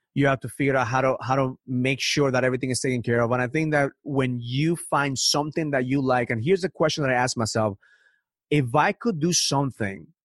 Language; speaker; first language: English; early bilingual, other home language; Spanish